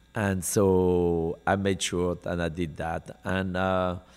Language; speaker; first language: English; non-native, fluent; French